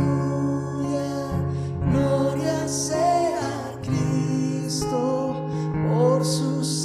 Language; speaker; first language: Spanish; native; Spanish